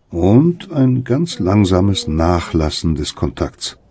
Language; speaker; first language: German; native; German